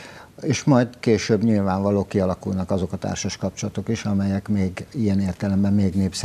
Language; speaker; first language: Hungarian; native; Hungarian